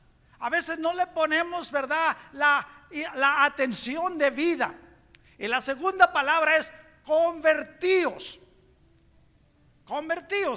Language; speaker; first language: Spanish; native; Spanish